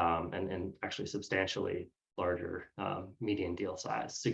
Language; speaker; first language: English; native; English